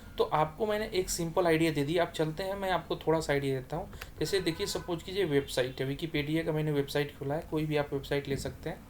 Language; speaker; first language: Hindi; native; Hindi